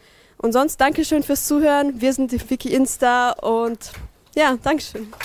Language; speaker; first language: German; native; German